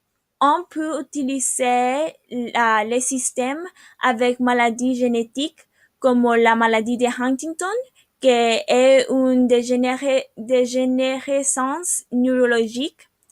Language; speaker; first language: French; non-native, learner; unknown